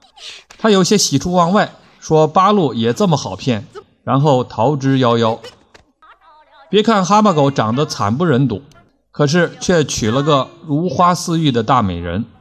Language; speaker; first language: Chinese; native; Chinese